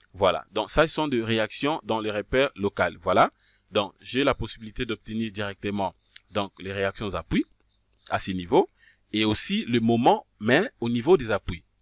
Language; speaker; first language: French; non-native, local second language; Kongo